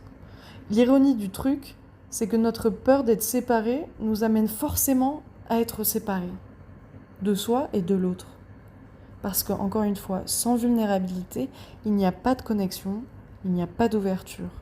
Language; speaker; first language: French; native; French